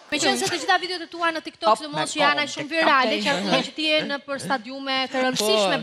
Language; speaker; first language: Albanian; native; Albanian